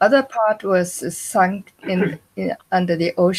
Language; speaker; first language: English; non-native, learner; Japanese